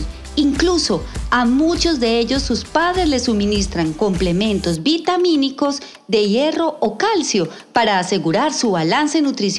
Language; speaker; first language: Spanish; native; Spanish